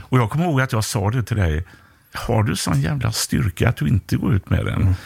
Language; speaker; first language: Swedish; native; Swedish